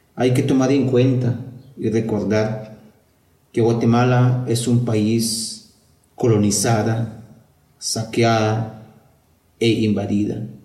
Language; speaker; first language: Spanish; non-native, local second language; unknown